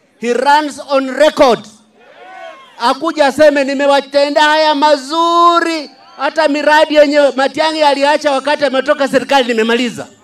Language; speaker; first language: Swahili; non-native, local second language; Luyia